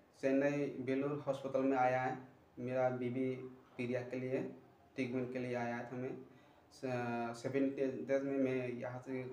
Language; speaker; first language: Hindi; non-native, local second language; Kok Borok